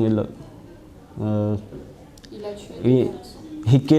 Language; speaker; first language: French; non-native, learner; Pashto